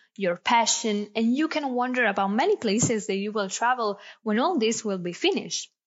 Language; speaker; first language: English; non-native, fluent; Italian